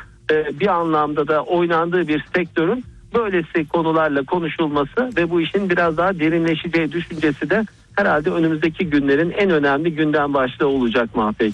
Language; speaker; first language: Turkish; native; Turkish